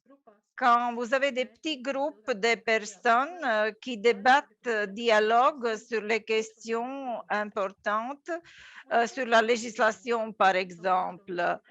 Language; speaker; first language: French; non-native, fluent; Latvian